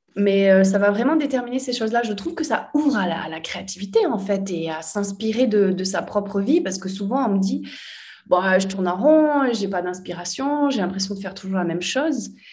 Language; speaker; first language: French; native; French